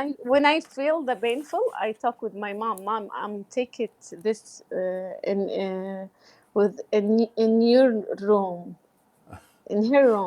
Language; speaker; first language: English; non-native, learner; Arabic